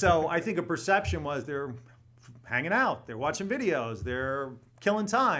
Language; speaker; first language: English; native; English